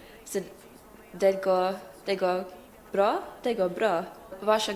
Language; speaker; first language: Swedish; non-native, learner; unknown